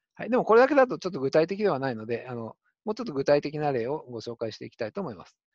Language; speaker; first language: Japanese; native; Japanese